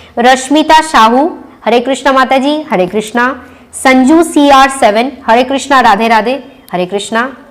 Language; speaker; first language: Hindi; non-native, local second language; Bangla